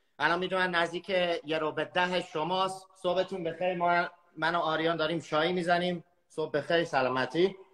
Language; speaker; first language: Persian; early bilingual, heritage; Persian